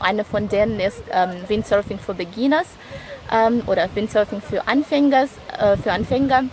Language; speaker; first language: German; non-native, fluent; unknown